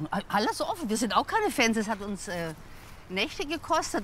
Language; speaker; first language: German; native; German